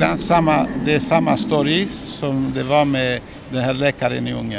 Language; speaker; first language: Swedish; non-native, fluent; Romanian